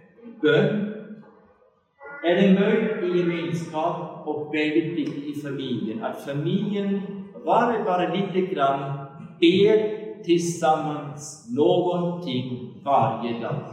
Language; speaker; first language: Swedish; non-native, fluent; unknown